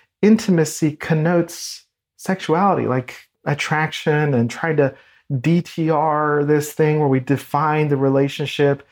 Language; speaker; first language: English; native; English